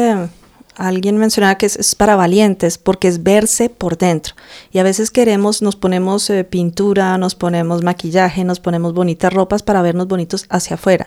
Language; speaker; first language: Spanish; native; Spanish